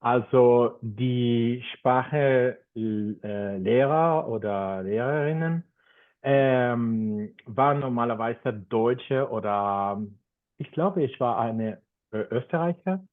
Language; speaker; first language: German; non-native, fluent; Spanish